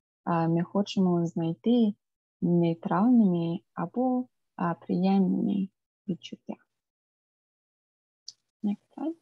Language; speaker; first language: Ukrainian; non-native, fluent; English